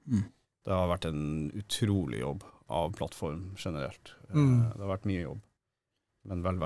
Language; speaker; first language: Norwegian; native; Norwegian